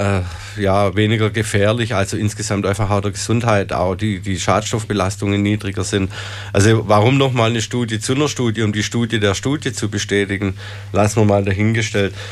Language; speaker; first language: German; native; German